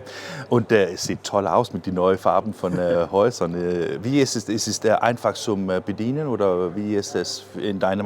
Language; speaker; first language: German; non-native, fluent; Danish